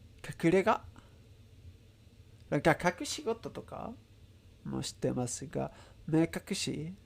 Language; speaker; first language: Japanese; non-native, learner; Spanish